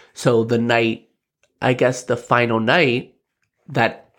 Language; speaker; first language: English; native; English